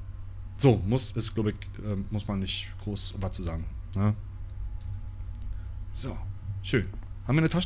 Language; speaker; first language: German; native; German